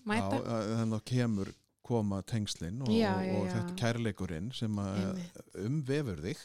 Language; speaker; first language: Icelandic; native; Icelandic